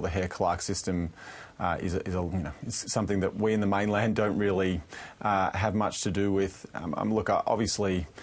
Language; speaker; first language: English; native; English